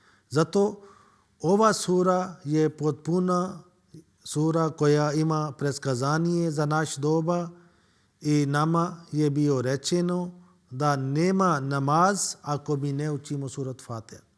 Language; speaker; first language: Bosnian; non-native, learner; Urdu